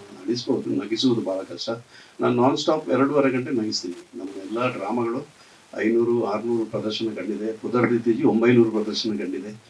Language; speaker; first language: Kannada; non-native, local second language; Tulu